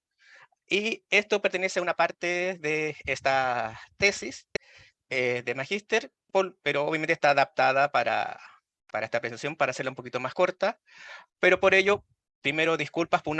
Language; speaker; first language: Spanish; native; Spanish